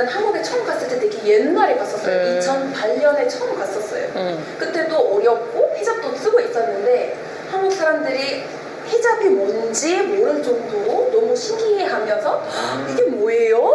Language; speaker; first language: Korean; non-native, fluent; Arabic